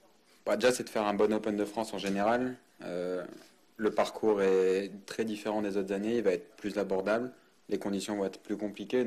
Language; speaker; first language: French; native; French